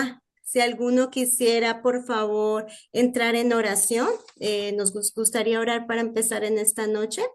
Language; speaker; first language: Spanish; native; Spanish